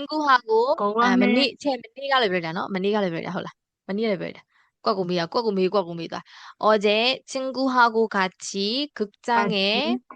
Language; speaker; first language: Korean; non-native, fluent; Burmese